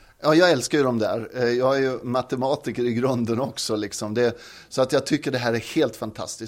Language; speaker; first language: Swedish; native; Swedish